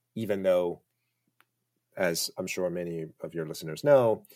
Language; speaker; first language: English; early bilingual, other home language; Chinese